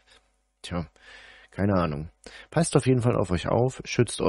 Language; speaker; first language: German; native; German